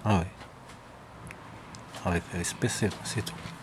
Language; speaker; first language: French; non-native, local second language; Arabic